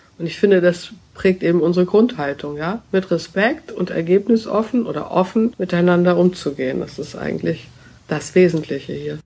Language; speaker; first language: German; native; German